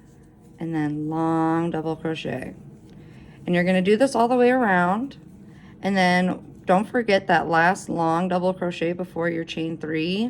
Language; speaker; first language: English; native; English